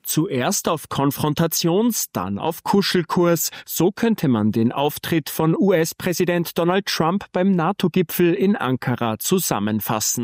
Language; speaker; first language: German; native; German